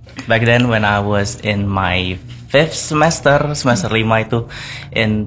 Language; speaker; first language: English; non-native, learner; Indonesian